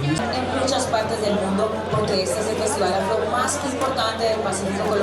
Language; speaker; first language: Spanish; native; Spanish